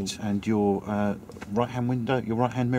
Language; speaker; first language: English; native; English